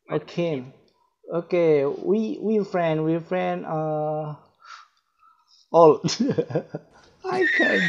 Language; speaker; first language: English; non-native, learner; Indonesian